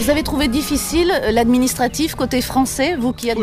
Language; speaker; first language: French; native; French